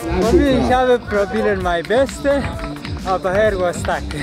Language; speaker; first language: German; non-native, learner; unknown